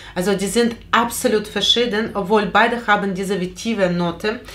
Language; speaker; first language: German; non-native, fluent; Russian